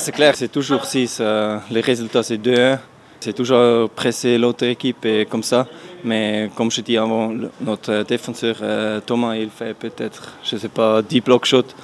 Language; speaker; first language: French; non-native, learner; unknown